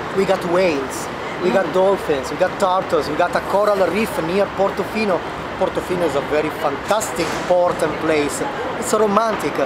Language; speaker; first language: English; non-native, learner; Italian